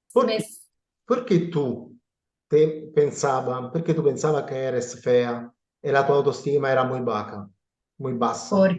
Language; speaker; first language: Spanish; non-native, learner; Italian